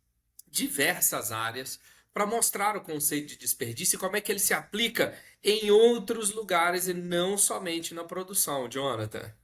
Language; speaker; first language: Portuguese; native; Portuguese